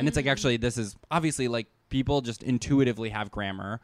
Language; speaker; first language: English; native; English